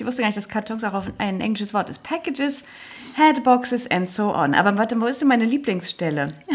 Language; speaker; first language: German; native; German